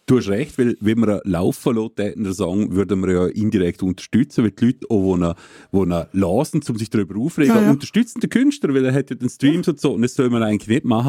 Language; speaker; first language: German; native; German